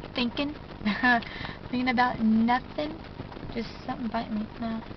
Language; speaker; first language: English; native; English